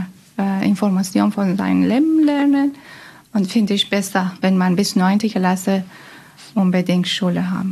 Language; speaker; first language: German; non-native, learner; Persian